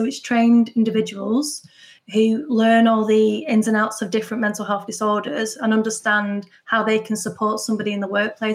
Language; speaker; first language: English; native; English